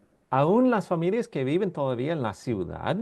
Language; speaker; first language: Spanish; non-native, fluent; English